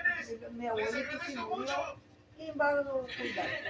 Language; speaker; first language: Spanish; non-native, local second language; Quechua